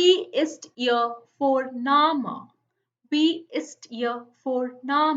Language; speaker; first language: German; non-native, fluent; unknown